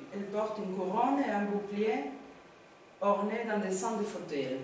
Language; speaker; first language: French; non-native, learner; Spanish